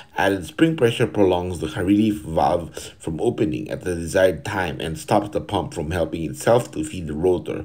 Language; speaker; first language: English; non-native, fluent; Portuguese